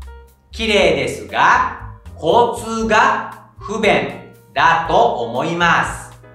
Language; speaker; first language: Japanese; non-native, fluent; Indonesian